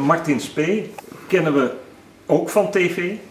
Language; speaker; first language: Dutch; native; Dutch